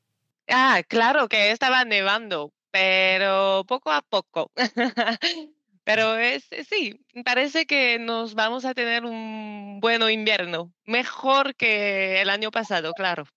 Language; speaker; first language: Spanish; non-native, learner; French